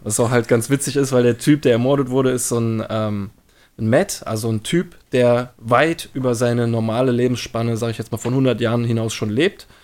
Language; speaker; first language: German; native; German